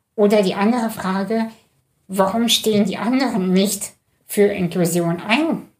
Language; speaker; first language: German; early bilingual, other home language; Russian